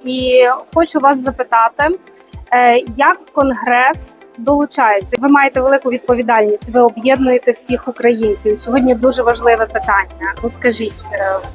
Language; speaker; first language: Ukrainian; native; Ukrainian